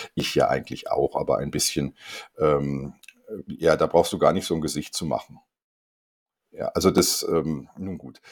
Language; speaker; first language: German; non-native, fluent; Korean